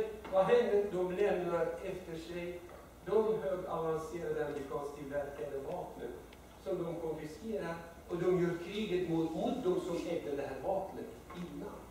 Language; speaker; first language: Swedish; non-native, fluent; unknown